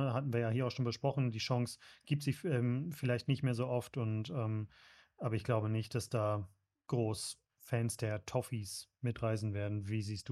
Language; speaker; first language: German; native; German